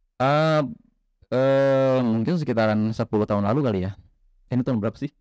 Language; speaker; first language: Indonesian; native; Indonesian